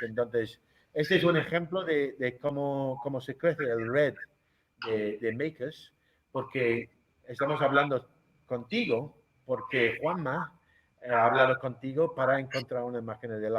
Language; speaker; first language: Spanish; non-native, fluent; English